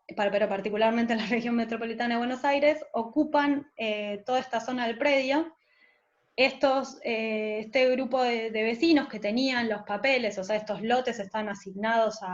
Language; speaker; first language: Spanish; native; Spanish